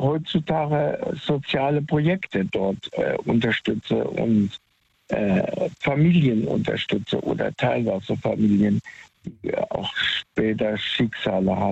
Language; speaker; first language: German; native; German